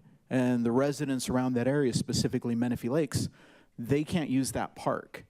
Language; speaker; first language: English; native; English